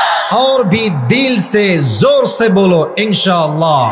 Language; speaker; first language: Hindi; non-native, fluent; Bangla